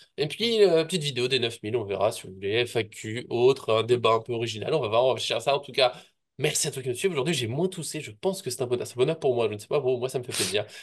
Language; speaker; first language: French; native; French